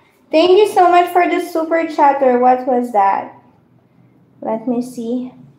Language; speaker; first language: English; non-native, local second language; Filipino